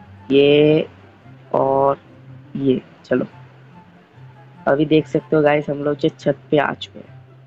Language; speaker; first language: Hindi; non-native, learner; Bangla